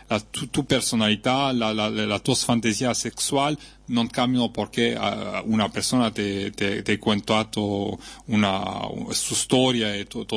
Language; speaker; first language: Italian; non-native, fluent; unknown